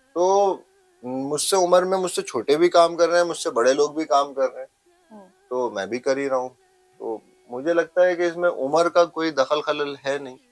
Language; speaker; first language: Hindi; native; Hindi